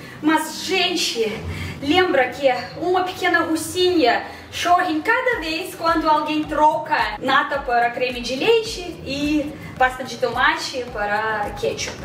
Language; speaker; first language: Portuguese; non-native, fluent; Russian